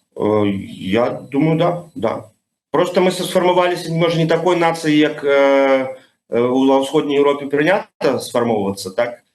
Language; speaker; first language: Belarusian; non-native, local second language; Russian